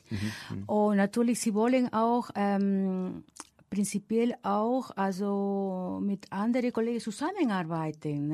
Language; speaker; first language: German; non-native, fluent; Spanish